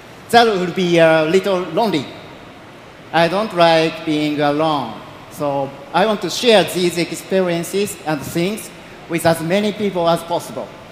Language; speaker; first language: English; non-native, learner; Japanese